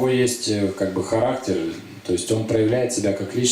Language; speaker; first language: Russian; native; Russian